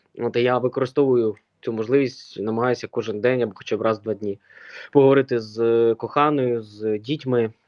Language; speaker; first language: Ukrainian; native; Ukrainian